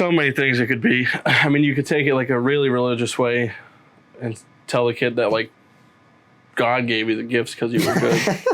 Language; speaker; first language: English; native; English